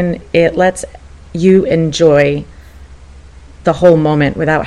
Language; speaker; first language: English; native; English